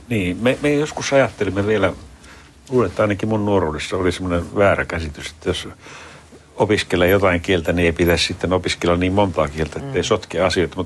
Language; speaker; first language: Finnish; native; Finnish